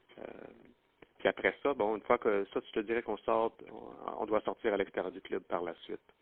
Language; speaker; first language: French; native; French